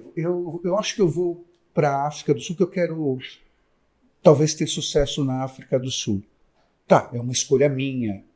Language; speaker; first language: Portuguese; native; Portuguese